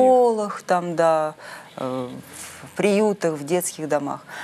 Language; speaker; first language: Russian; native; Russian